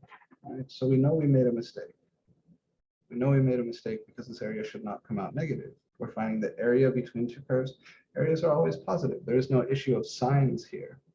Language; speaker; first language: English; native; English